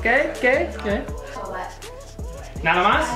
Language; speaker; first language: Spanish; non-native, learner; English